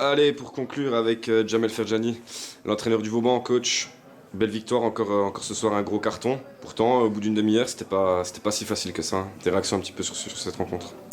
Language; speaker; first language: French; native; French